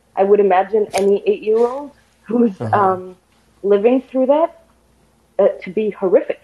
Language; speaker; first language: English; non-native, fluent; Arabic